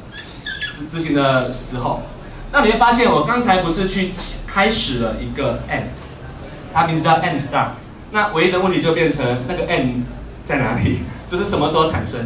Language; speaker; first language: Chinese; native; Chinese